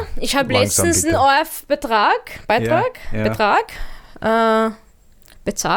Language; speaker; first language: German; early bilingual, other home language; Arabic